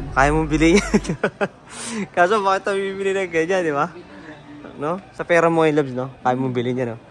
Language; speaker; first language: Filipino; native; Filipino